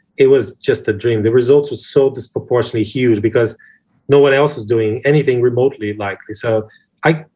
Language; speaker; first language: English; non-native, fluent; Portuguese